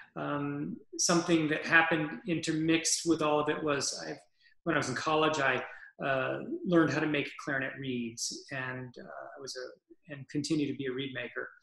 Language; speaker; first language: English; native; English